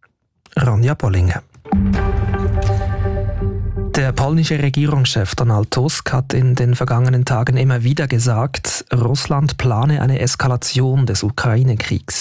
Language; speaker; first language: German; native; German